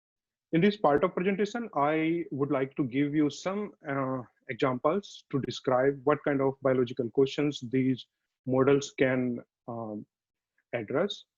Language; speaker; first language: English; non-native, fluent; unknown